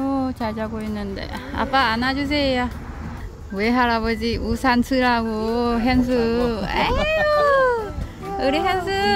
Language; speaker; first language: Korean; non-native, learner; Vietnamese